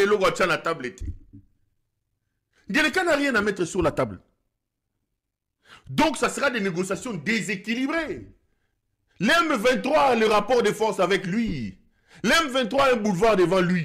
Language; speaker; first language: French; non-native, local second language; Lingala